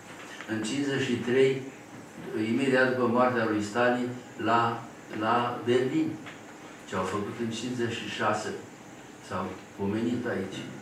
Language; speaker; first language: Romanian; native; Romanian